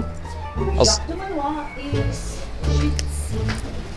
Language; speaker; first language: German; non-native, fluent; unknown